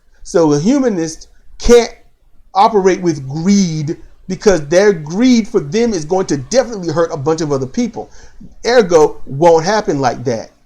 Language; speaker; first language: English; native; English